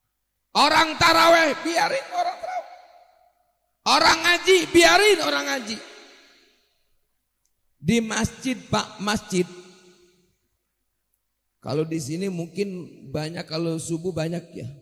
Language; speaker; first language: Indonesian; native; Indonesian